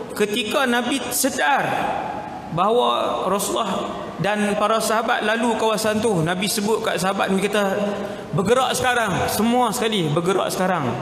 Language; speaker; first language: Malay; native; Malay